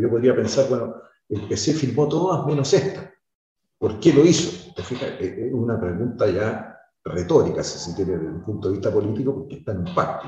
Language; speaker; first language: Spanish; native; Spanish